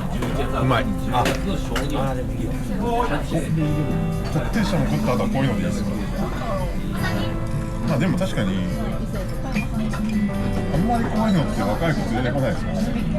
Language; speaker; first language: Japanese; native; Japanese